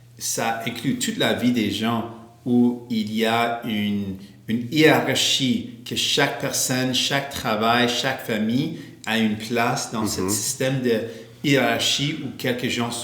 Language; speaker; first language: French; non-native, local second language; English